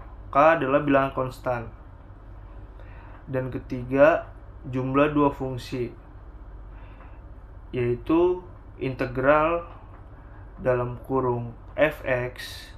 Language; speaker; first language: Indonesian; native; Indonesian